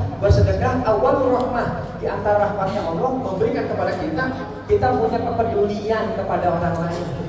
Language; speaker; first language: Indonesian; non-native, local second language; Javanese